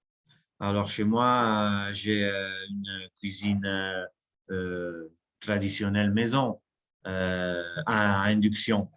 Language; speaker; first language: French; non-native, fluent; Italian